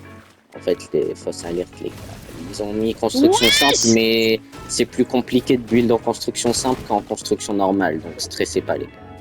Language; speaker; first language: French; native; French